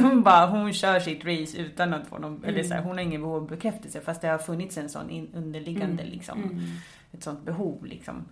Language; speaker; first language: Swedish; native; Swedish